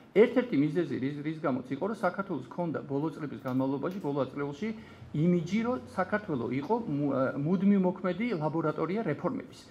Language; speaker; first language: Georgian; native; Georgian